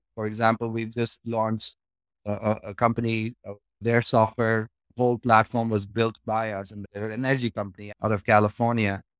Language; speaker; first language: English; non-native, local second language; Hindi